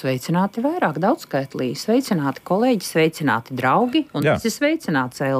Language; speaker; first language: Latvian; native; Latvian